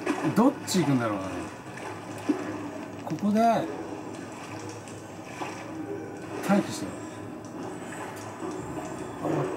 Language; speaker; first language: Japanese; native; Japanese